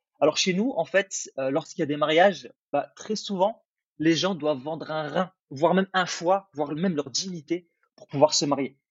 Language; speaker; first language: French; early bilingual, other home language; Arabic